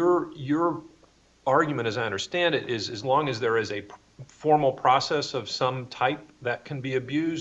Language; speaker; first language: English; native; English